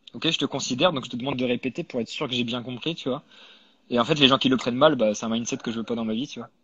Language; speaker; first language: French; native; French